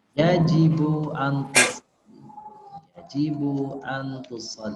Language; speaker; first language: Arabic; non-native, fluent; Indonesian